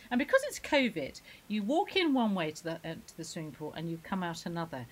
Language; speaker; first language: English; native; English